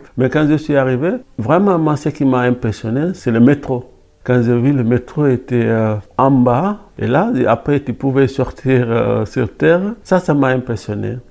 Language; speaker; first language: French; non-native, local second language; Wolof